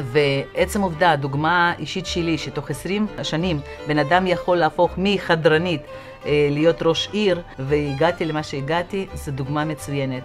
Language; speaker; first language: Hebrew; non-native, fluent; Russian